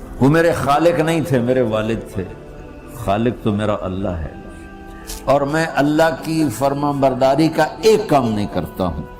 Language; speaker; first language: Urdu; non-native, local second language; Punjabi